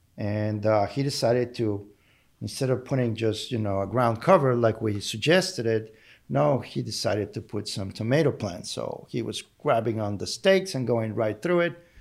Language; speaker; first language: English; non-native, fluent; Spanish